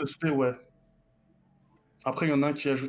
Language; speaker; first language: French; native; French